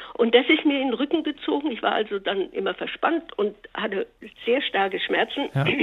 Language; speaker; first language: German; native; German